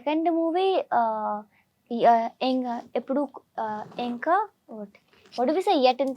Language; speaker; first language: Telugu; non-native, learner; Hindi